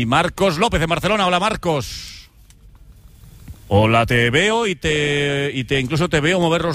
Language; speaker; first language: Spanish; native; Spanish